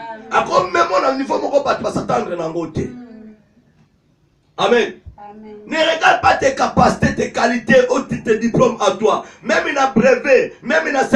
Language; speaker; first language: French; non-native, local second language; Lingala